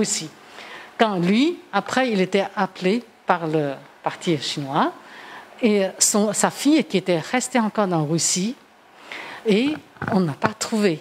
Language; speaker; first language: French; non-native, fluent; Chinese